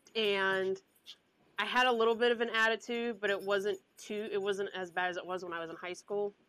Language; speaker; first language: English; native; English